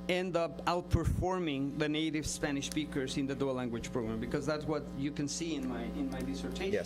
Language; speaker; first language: English; non-native, fluent; Spanish